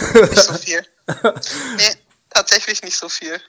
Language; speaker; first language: German; native; German